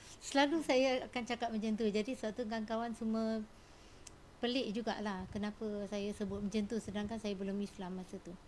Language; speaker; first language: Malay; non-native, local second language; Cantonese